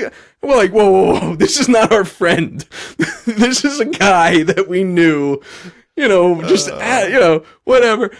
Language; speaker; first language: English; native; English